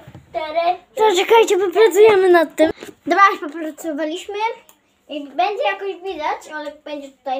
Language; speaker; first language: Polish; native; Polish